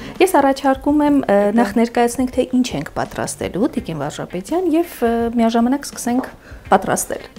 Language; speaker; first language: Armenian; native; Armenian